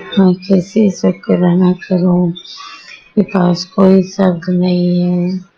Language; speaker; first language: Hindi; early bilingual, heritage; Hindi